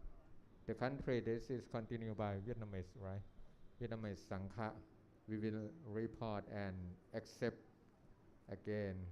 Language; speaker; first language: English; non-native, learner; Thai